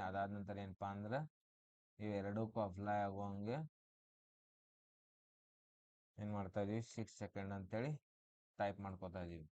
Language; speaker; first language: Kannada; native; Kannada